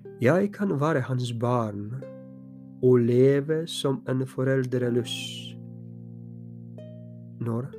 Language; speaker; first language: Norwegian; non-native, fluent; Polish